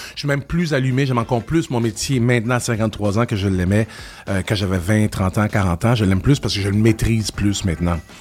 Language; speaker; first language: French; native; French